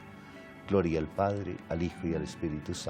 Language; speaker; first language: Spanish; native; Spanish